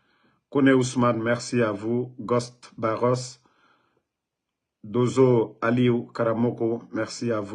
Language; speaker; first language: French; non-native, local second language; Mandingo